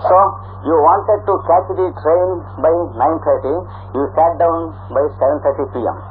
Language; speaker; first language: English; non-native, local second language; Telugu